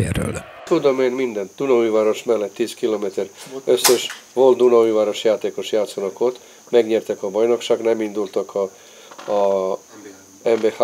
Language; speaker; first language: Hungarian; non-native, fluent; Serbian